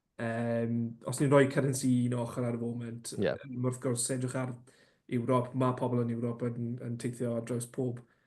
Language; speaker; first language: Welsh; non-native, local second language; English